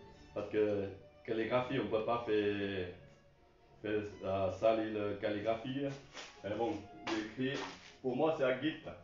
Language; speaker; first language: French; non-native, learner; Chinese